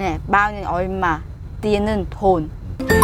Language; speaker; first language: Korean; non-native, learner; Vietnamese